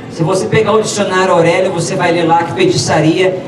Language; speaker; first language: Portuguese; native; Portuguese